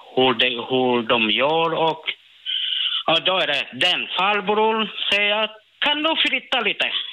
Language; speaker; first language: Swedish; non-native, learner; Burmese